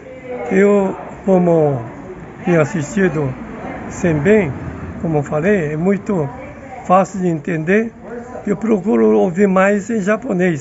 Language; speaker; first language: Portuguese; non-native, fluent; Japanese